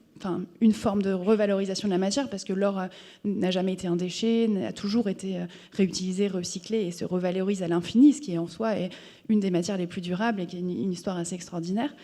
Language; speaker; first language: French; native; French